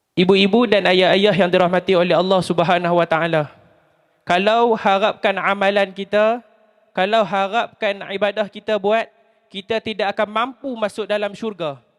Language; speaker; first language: Malay; native; Malay